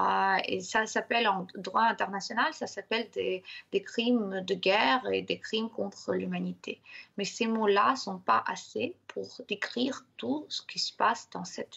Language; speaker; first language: French; non-native, fluent; Ukrainian